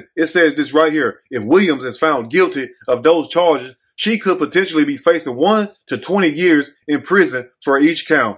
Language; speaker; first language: English; native; English